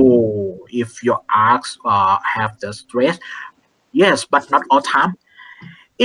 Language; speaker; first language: English; non-native, learner; Thai